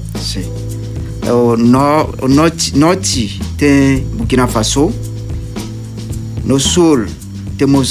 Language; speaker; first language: Portuguese; non-native, learner; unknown